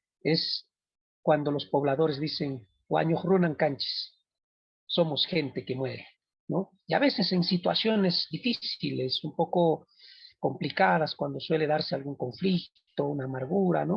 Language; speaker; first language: Spanish; non-native, local second language; Quechua